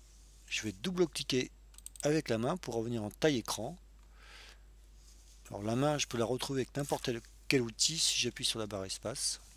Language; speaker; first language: French; native; French